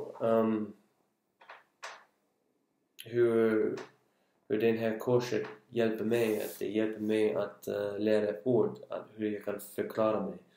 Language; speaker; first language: Swedish; non-native, learner; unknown